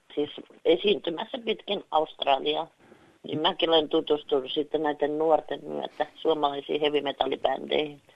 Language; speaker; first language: Finnish; native; Finnish